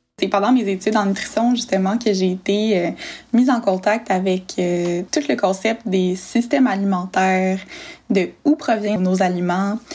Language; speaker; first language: French; native; French